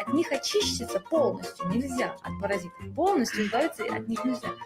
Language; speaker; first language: Russian; native; Russian